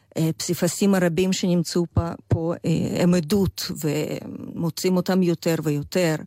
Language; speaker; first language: Hebrew; non-native, fluent; Russian